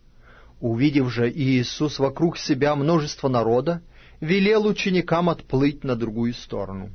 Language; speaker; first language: Russian; native; Russian